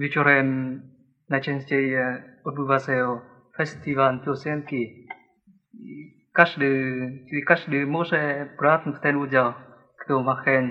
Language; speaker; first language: Polish; non-native, fluent; Vietnamese